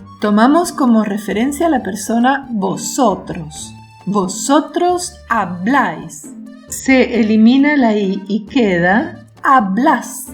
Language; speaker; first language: Spanish; native; Spanish